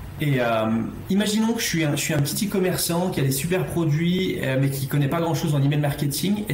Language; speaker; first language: French; native; French